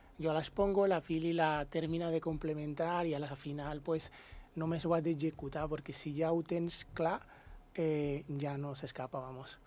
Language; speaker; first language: Catalan; non-native, local second language; Spanish